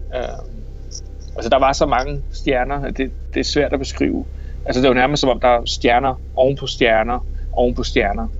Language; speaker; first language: Danish; native; Danish